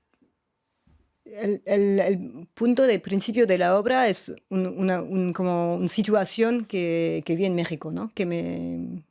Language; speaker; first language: Spanish; non-native, fluent; French